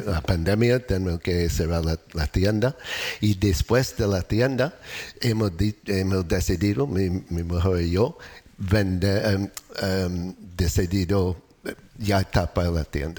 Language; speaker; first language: Spanish; non-native, learner; English